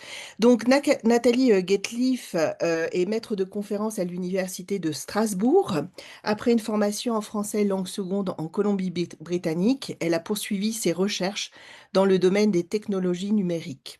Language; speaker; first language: French; non-native, fluent; Spanish